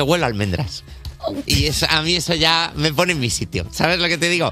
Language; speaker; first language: Spanish; native; Spanish